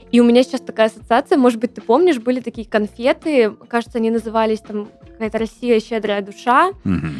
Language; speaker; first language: Russian; native; Russian